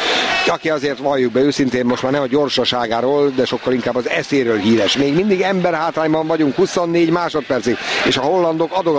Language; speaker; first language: Hungarian; native; Hungarian